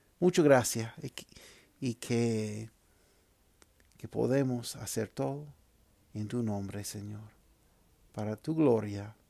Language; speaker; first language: Spanish; non-native, fluent; English